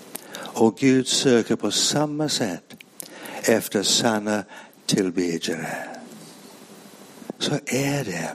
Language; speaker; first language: Swedish; non-native, fluent; English